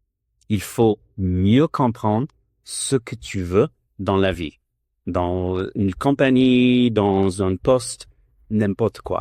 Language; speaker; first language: French; non-native, learner; English